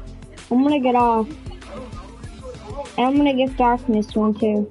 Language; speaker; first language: English; native; English